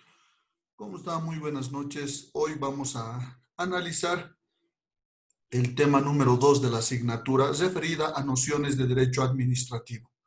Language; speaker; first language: Spanish; native; Spanish